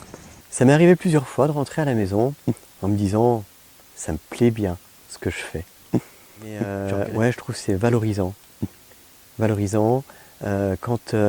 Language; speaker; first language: French; native; French